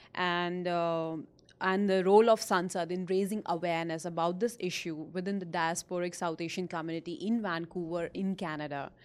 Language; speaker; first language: English; non-native, local second language; Hindi